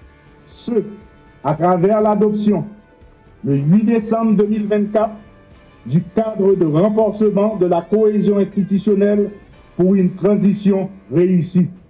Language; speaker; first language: French; non-native, local second language; Haitian Creole